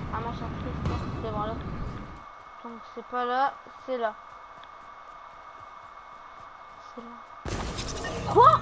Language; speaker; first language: French; native; French